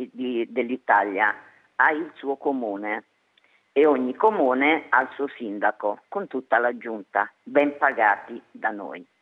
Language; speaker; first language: Italian; native; Italian